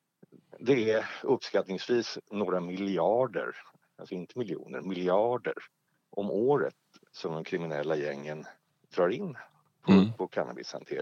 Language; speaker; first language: Swedish; native; Swedish